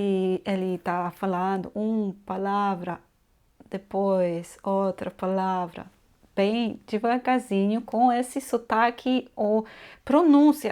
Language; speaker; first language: Portuguese; non-native, fluent; Polish